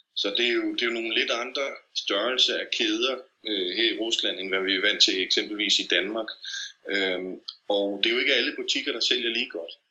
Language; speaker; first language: Danish; native; Danish